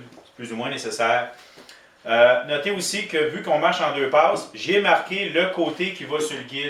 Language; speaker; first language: French; native; French